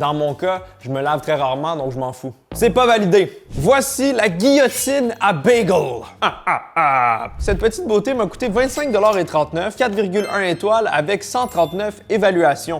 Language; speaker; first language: French; native; French